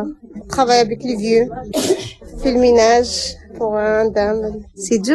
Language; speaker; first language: French; non-native, learner; Arabic